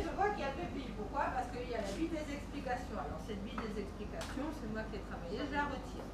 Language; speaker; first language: French; native; French